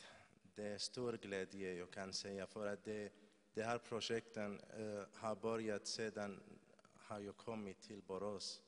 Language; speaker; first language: Swedish; non-native, fluent; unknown